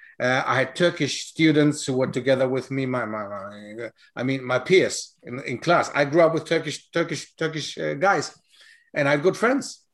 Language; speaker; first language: English; non-native, fluent; Greek